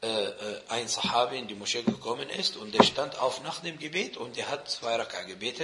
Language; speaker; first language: German; non-native, fluent; Arabic